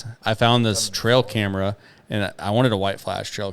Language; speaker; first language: English; native; English